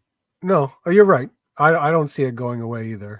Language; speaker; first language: English; native; English